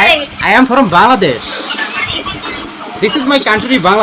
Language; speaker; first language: English; non-native, learner; Bangla